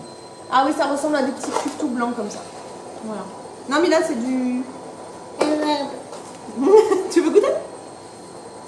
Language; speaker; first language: French; native; French